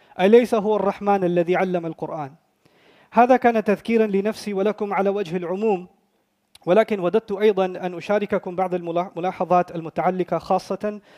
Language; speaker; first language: Arabic; non-native, fluent; Urdu